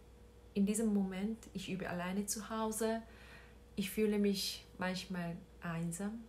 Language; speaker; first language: German; non-native, learner; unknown